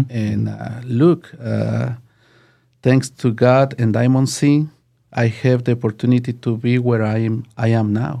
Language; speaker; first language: English; non-native, learner; Spanish